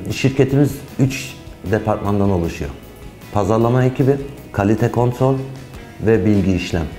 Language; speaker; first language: Turkish; early bilingual, heritage; Turkish